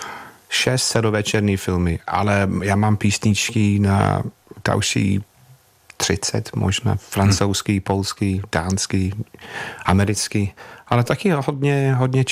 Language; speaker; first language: Czech; non-native, fluent; English